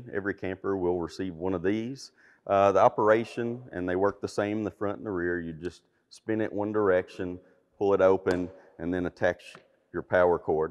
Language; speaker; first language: English; native; English